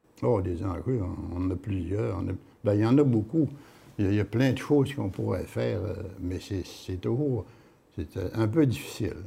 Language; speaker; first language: French; native; French